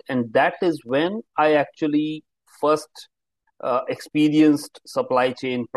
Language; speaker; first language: English; non-native, local second language; Hindi